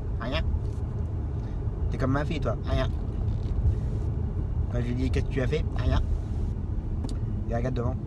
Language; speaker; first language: French; native; French